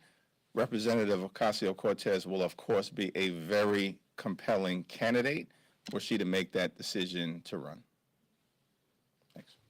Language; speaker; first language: English; native; English